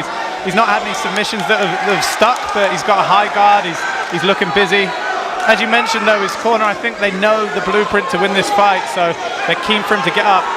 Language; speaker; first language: English; native; English